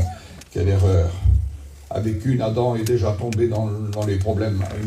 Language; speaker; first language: French; native; French